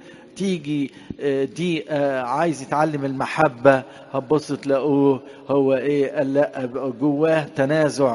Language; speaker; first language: Arabic; native; Arabic